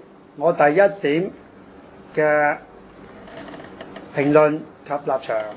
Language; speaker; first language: Chinese; non-native, local second language; Cantonese